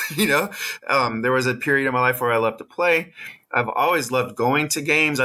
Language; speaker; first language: English; native; English